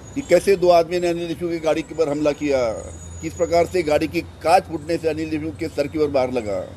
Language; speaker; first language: Hindi; non-native, local second language; Marathi